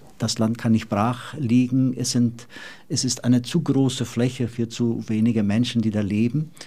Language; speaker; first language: German; non-native, fluent; Portuguese